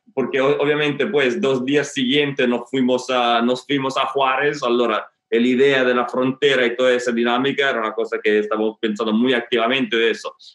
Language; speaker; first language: Spanish; non-native, fluent; English